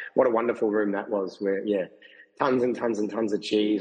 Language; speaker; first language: English; native; English